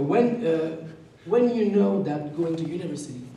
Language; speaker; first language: English; non-native, fluent; French